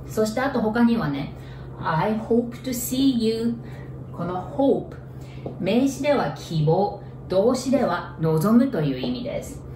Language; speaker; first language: Japanese; native; Japanese